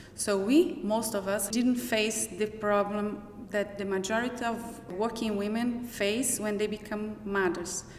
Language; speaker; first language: English; non-native, fluent; Portuguese